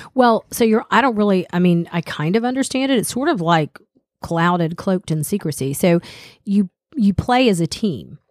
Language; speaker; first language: English; native; English